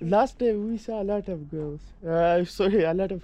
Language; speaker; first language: English; non-native, learner; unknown